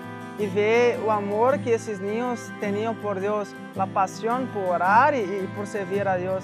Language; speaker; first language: Spanish; non-native, fluent; Portuguese